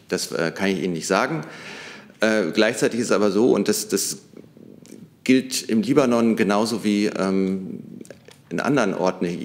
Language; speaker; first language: German; native; German